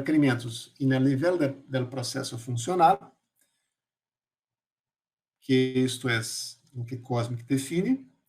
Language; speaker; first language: Spanish; non-native, fluent; Portuguese